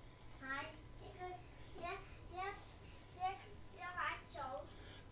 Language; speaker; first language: Swedish; early bilingual, heritage; Swedish